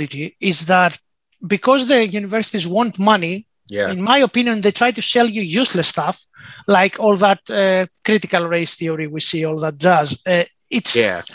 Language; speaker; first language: English; non-native, fluent; Greek